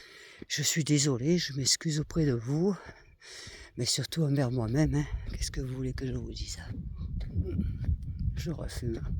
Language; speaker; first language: French; native; French